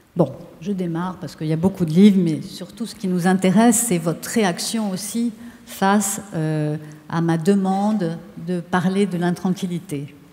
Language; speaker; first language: French; native; French